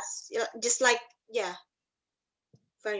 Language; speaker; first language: English; non-native, fluent; Indonesian